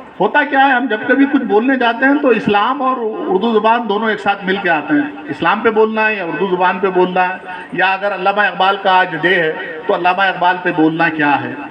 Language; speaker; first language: Urdu; native; Urdu